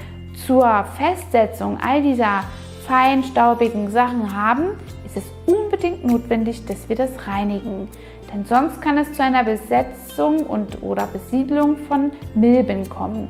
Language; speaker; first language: German; native; German